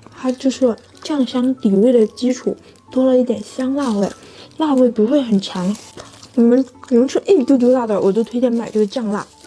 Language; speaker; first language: Chinese; non-native, local second language; Cantonese